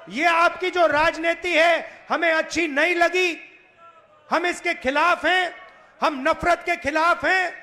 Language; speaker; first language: Hindi; native; Hindi